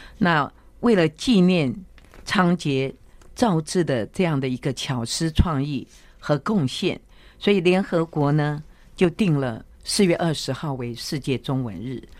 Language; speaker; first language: Chinese; native; Chinese